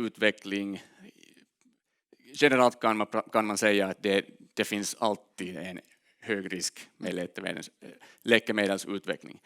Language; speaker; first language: Swedish; non-native, local second language; Finnish